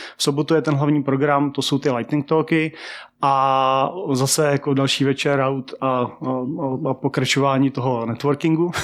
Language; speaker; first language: Czech; native; Czech